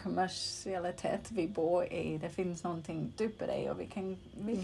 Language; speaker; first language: Swedish; non-native, fluent; English